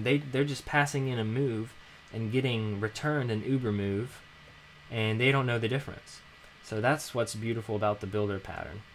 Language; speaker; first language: English; native; English